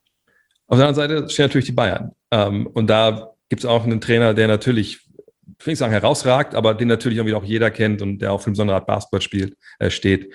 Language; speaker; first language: German; native; German